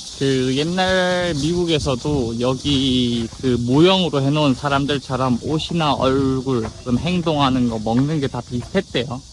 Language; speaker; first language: Korean; native; Korean